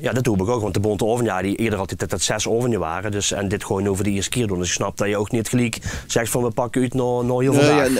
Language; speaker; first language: Dutch; native; Dutch